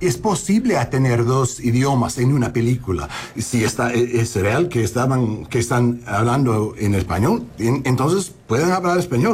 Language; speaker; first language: Spanish; non-native, learner; English